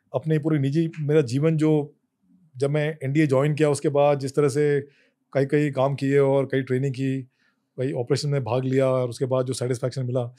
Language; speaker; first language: Hindi; native; Hindi